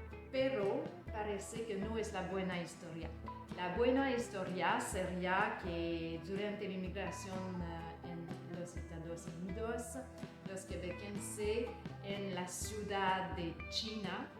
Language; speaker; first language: Spanish; non-native, learner; French